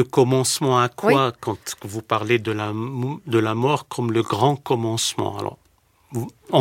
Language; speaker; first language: French; native; French